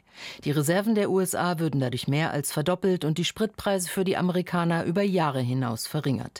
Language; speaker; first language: German; native; German